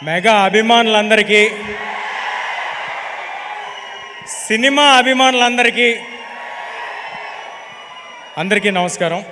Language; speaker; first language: Telugu; native; Telugu